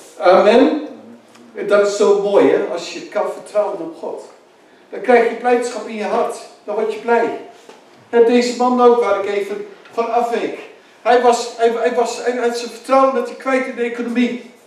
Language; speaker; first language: Dutch; native; Dutch